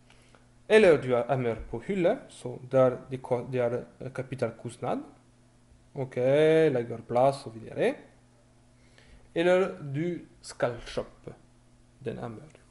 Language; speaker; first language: Norwegian; non-native, fluent; French